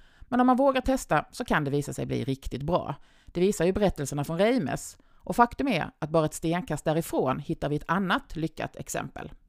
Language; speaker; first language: Swedish; native; Swedish